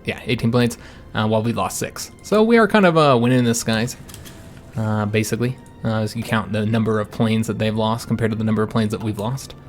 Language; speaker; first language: English; native; English